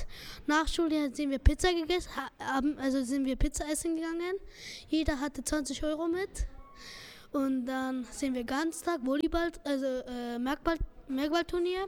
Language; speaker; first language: German; early bilingual, other home language; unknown